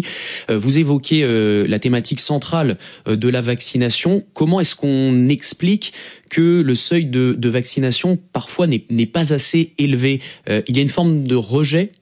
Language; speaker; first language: French; native; French